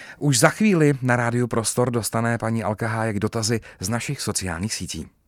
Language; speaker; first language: Czech; native; Czech